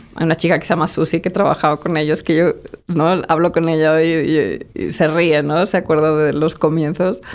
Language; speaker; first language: Spanish; early bilingual, other home language; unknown